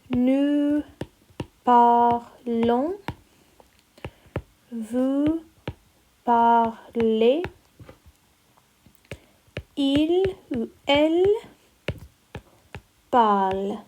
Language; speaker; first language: French; non-native, fluent; English